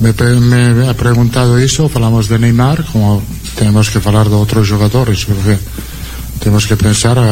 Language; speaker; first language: Portuguese; non-native, learner; Italian